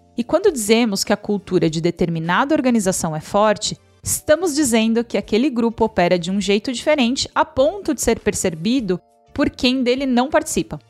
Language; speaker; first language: Portuguese; native; Portuguese